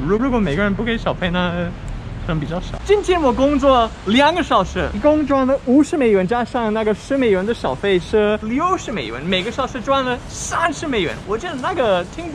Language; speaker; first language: Chinese; non-native, fluent; English